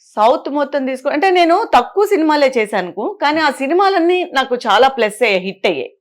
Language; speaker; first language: Telugu; native; Telugu